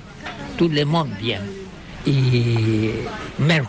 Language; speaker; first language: French; non-native, learner; Catalan